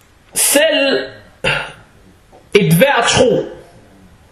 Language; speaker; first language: Danish; non-native, fluent; Arabic